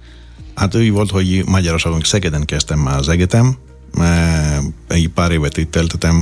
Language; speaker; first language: Hungarian; non-native, fluent; Greek